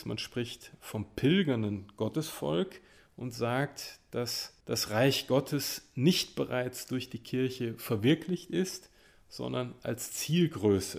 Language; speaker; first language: German; native; German